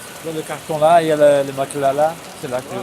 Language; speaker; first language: French; non-native, fluent; Portuguese